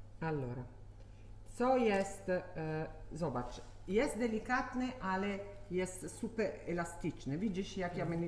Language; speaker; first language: Polish; non-native, learner; Italian